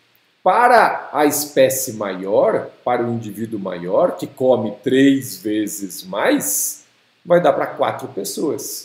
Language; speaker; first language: Portuguese; native; Portuguese